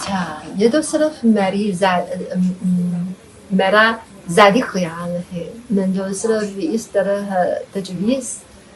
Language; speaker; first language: Hindi; non-native, fluent; Chinese